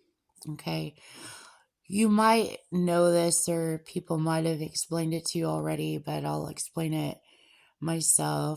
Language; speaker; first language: English; native; English